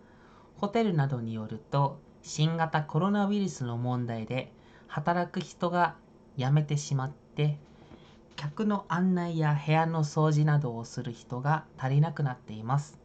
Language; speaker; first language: Japanese; non-native, fluent; Indonesian